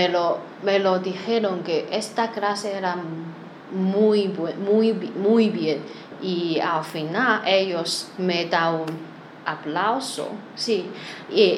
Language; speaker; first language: Spanish; non-native, learner; Chinese